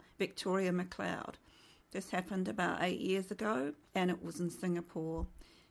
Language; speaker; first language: English; native; English